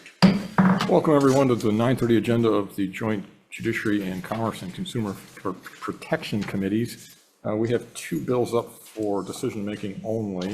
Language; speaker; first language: English; native; English